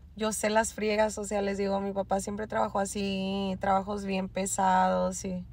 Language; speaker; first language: Spanish; native; Spanish